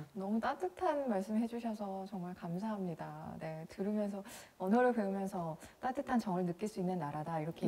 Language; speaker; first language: Korean; native; Korean